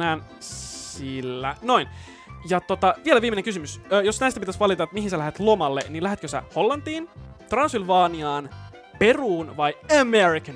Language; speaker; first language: Finnish; native; Finnish